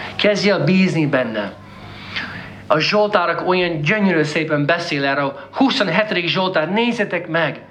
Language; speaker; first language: Hungarian; non-native, fluent; English